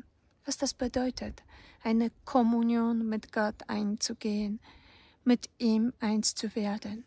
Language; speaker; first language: German; non-native, fluent; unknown